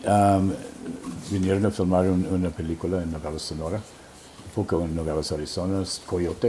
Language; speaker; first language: Spanish; non-native, fluent; English